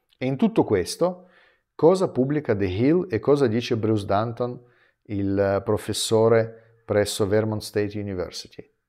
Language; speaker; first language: Italian; non-native, fluent; Russian